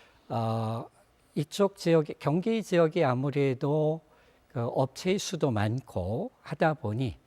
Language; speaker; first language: Korean; native; Korean